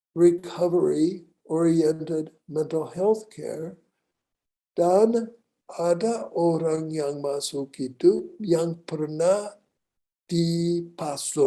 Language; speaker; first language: Indonesian; non-native, learner; English